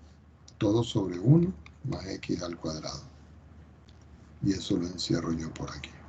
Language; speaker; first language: Spanish; native; Spanish